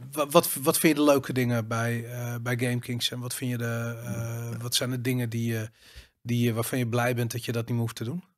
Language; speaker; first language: Dutch; native; Dutch